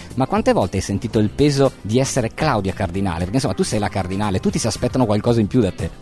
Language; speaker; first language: Italian; native; Italian